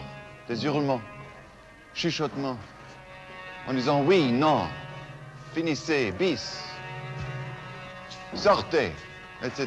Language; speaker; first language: French; non-native, fluent; German